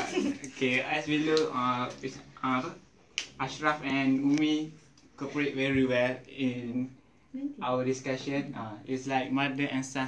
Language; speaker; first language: English; non-native, learner; Malay